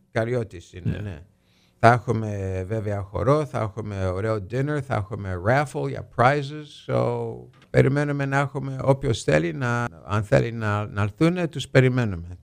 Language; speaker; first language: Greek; early bilingual, heritage; Greek